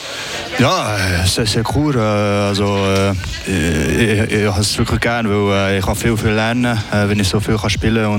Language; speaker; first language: German; non-native, local second language; French